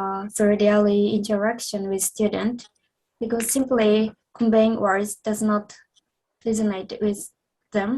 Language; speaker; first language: English; non-native, fluent; Japanese